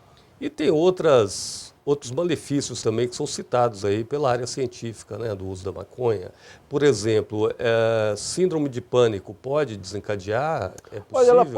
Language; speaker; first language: Portuguese; native; Portuguese